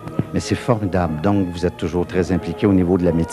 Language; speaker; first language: French; native; French